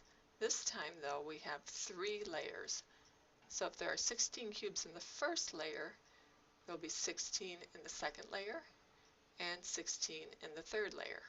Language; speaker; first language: English; native; English